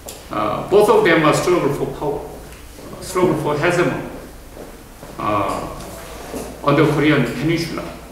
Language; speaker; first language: English; non-native, fluent; Korean